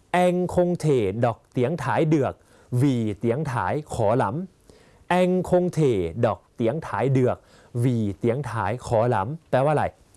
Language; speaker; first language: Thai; native; Thai